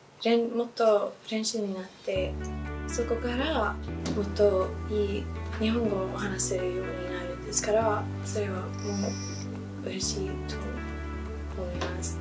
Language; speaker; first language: Japanese; non-native, learner; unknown